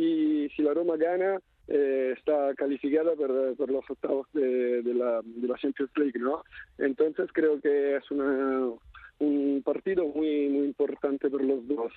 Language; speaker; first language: Spanish; non-native, fluent; Italian